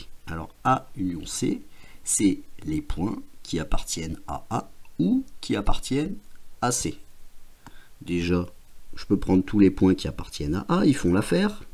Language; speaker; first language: French; native; French